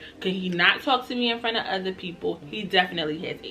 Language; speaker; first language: English; native; English